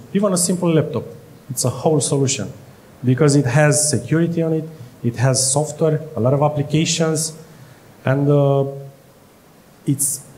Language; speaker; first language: English; non-native, fluent; Romanian